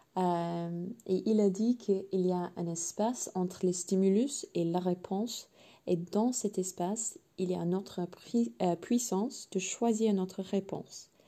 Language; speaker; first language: French; non-native, learner; English